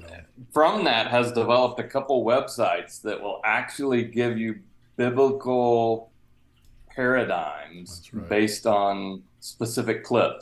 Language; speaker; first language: English; native; English